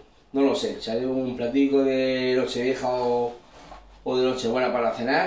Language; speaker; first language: Spanish; native; Spanish